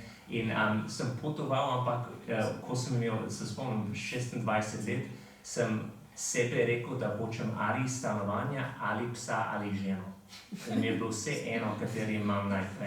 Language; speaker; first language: Slovenian; non-native, fluent; English